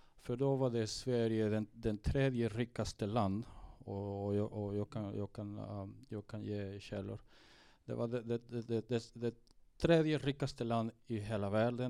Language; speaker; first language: Swedish; non-native, fluent; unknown